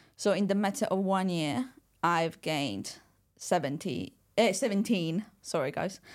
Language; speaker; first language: English; non-native, fluent; Italian